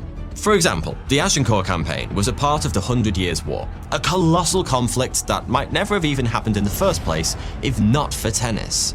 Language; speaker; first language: English; native; English